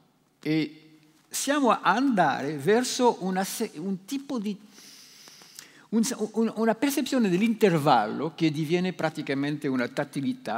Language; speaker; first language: Italian; non-native, fluent; French